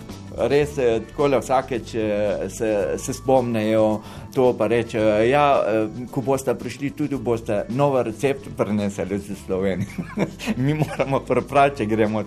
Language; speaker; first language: Slovenian; non-native, fluent; Arabic